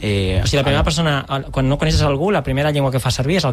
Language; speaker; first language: Catalan; native; Catalan